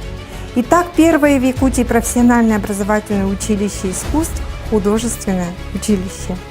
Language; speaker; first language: Russian; native; Russian